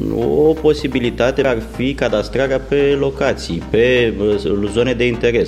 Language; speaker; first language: Romanian; native; Romanian